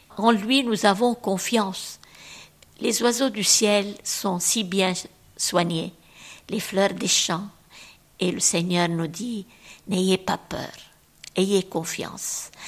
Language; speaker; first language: French; non-native, local second language; Arabic